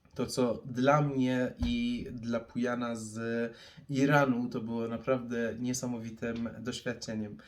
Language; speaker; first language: Polish; non-native, fluent; Persian